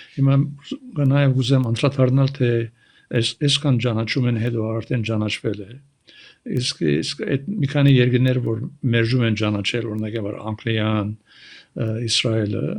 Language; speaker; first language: Armenian; early bilingual, heritage; Armenian